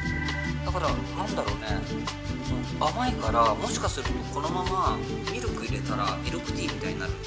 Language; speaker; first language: Japanese; native; Japanese